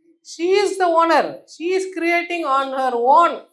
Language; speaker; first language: English; non-native, local second language; Tamil